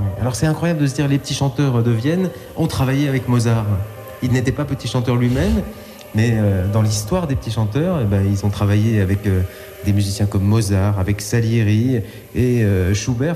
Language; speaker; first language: French; native; French